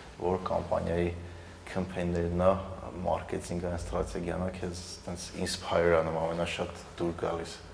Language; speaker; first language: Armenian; native; Armenian